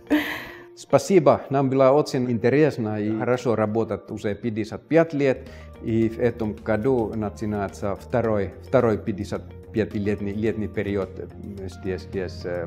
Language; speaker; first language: Russian; non-native, fluent; Finnish